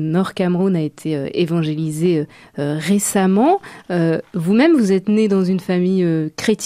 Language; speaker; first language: French; native; French